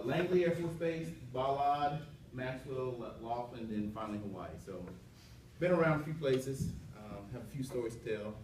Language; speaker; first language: English; native; English